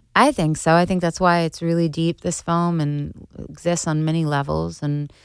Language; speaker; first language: English; native; English